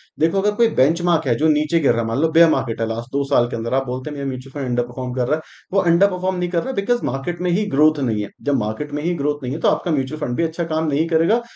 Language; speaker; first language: Hindi; native; Hindi